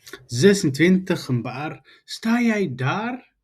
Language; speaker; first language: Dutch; non-native, fluent; Tigrinya